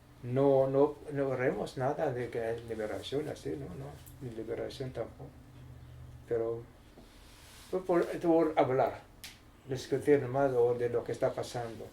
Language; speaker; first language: Spanish; non-native, learner; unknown